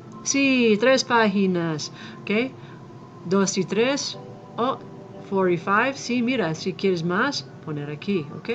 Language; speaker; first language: Spanish; non-native, fluent; English